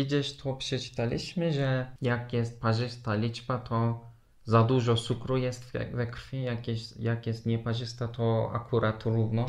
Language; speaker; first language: Polish; non-native, learner; Turkish